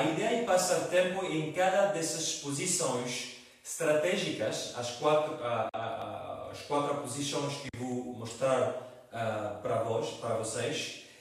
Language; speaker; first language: Portuguese; non-native, fluent; French